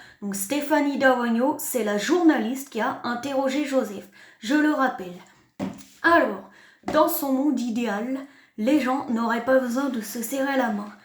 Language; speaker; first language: French; native; French